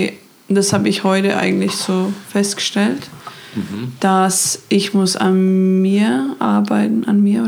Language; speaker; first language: German; non-native, fluent; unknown